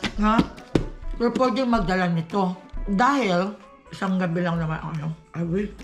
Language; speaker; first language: Filipino; native; Filipino